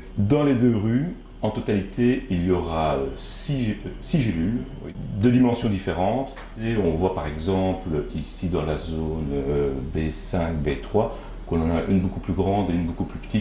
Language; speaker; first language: French; native; French